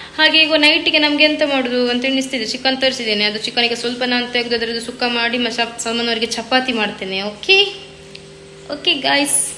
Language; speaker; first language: Kannada; non-native, local second language; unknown